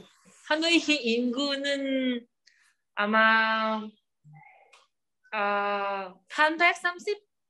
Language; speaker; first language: Korean; non-native, learner; Vietnamese